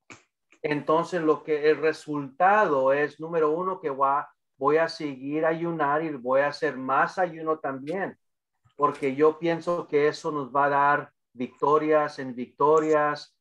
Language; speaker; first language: Spanish; early bilingual, other home language; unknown